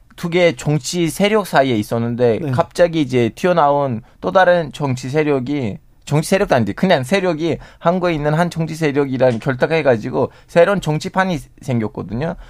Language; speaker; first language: Korean; non-native, fluent; Turkish